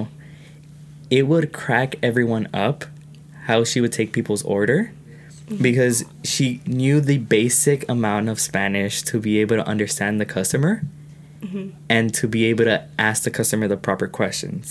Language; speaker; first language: English; early bilingual, other home language; Spanish